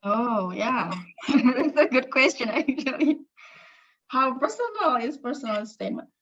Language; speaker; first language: English; non-native, fluent; Indonesian